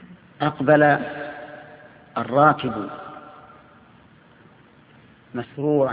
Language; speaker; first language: Arabic; native; Arabic